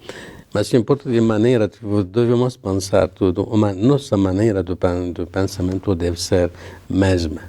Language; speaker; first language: Portuguese; non-native, learner; Arabic